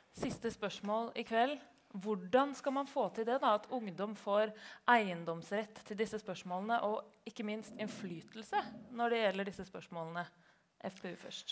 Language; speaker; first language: Norwegian; native; Norwegian